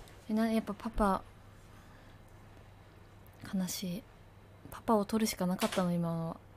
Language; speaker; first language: Japanese; native; Japanese